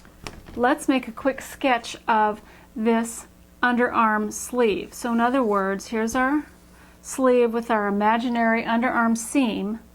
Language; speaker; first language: English; native; English